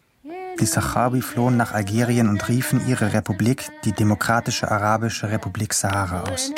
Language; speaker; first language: German; native; German